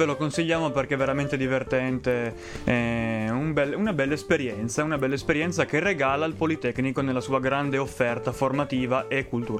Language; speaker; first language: Italian; native; Italian